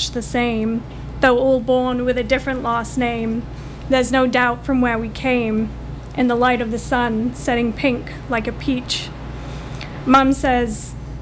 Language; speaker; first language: English; native; English